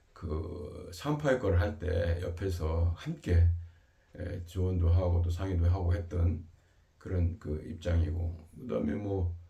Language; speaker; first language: Korean; native; Korean